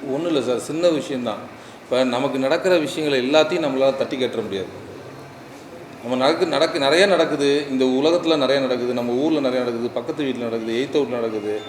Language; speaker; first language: Tamil; native; Tamil